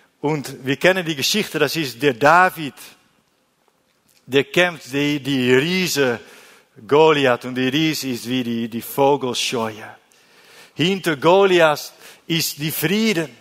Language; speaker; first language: German; non-native, learner; Dutch